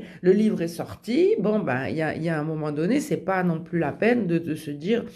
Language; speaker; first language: French; native; French